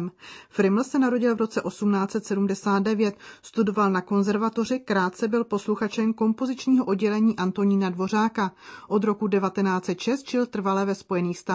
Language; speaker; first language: Czech; native; Czech